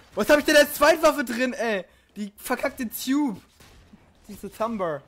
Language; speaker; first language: German; native; German